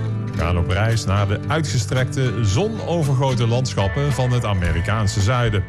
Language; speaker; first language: Dutch; native; Dutch